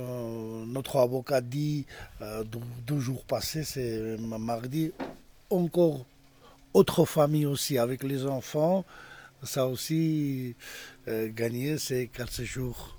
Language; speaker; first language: French; non-native, learner; Georgian